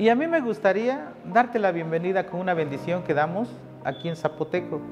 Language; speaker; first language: Spanish; native; Spanish